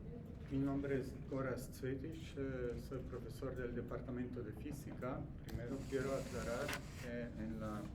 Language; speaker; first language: Spanish; non-native, fluent; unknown